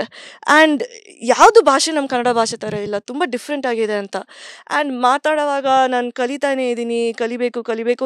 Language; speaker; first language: Kannada; early bilingual, heritage; English